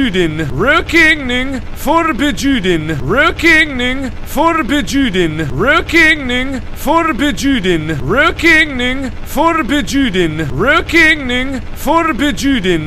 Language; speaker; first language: Swedish; non-native, learner; English